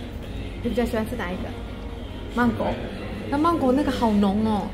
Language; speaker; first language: Chinese; non-native, learner; Japanese